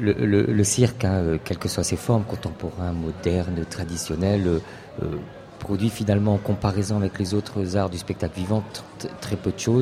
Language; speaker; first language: French; native; French